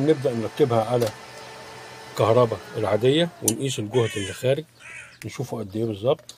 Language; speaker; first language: Arabic; native; Arabic